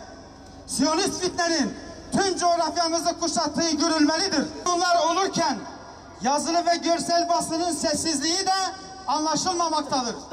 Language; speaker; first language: Turkish; native; Turkish